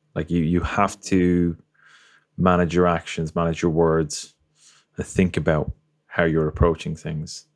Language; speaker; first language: English; native; English